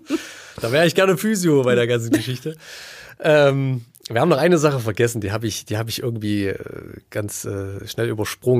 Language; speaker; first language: German; native; German